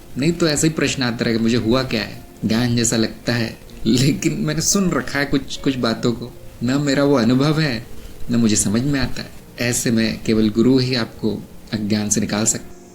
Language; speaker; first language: Hindi; non-native, local second language; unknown